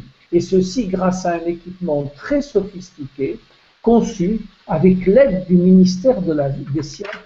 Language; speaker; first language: French; native; French